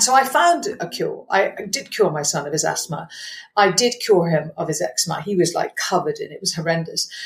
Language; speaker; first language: English; non-native, local second language; Punjabi